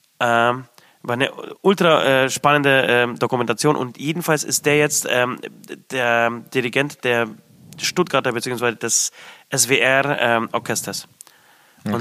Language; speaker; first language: German; early bilingual, other home language; Polish